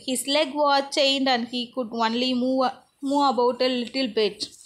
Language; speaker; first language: English; non-native, local second language; Tamil